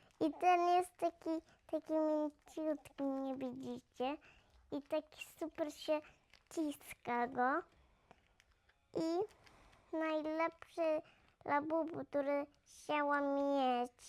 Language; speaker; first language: Polish; early bilingual, heritage; Polish